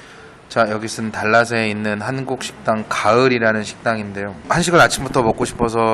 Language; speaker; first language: Korean; native; Korean